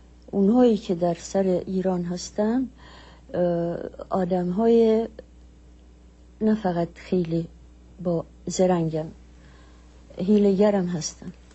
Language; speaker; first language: Persian; non-native, fluent; Czech